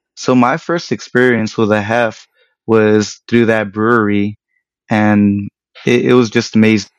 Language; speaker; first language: English; early bilingual, other home language; Spanish